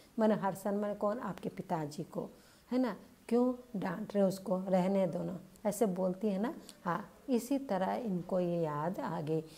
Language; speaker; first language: Hindi; non-native, local second language; Telugu